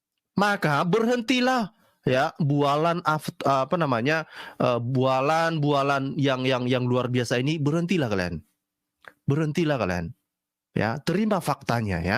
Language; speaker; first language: Indonesian; native; Indonesian